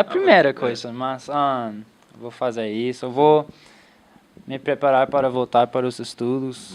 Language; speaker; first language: Portuguese; non-native, fluent; English